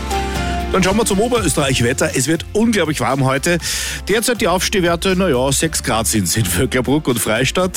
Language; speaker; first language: German; native; German